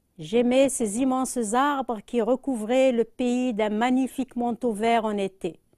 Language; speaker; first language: French; non-native, local second language; Arabic